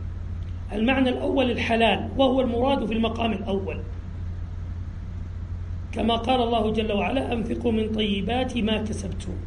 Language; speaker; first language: Arabic; native; Arabic